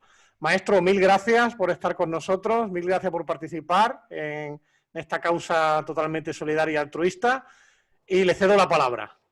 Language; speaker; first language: Spanish; native; Spanish